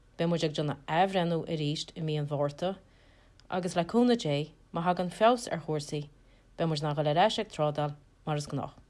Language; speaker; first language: Irish; native; Irish